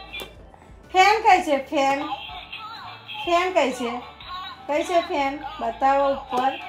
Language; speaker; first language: Hindi; non-native, local second language; Gujarati